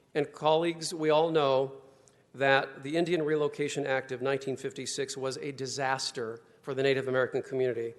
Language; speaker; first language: English; native; English